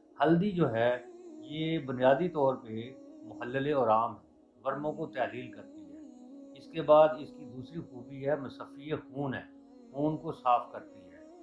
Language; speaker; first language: Urdu; non-native, local second language; Punjabi